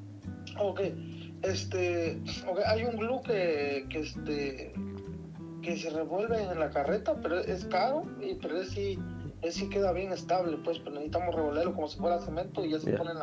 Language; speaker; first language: Spanish; native; Spanish